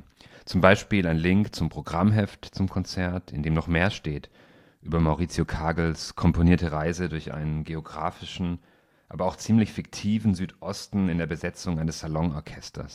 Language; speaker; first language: German; native; German